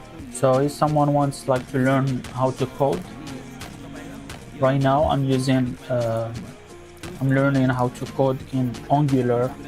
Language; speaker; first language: English; non-native, local second language; Arabic